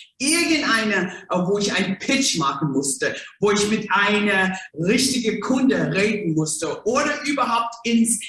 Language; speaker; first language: German; non-native, fluent; English